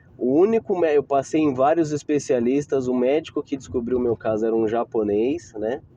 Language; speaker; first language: Portuguese; native; Portuguese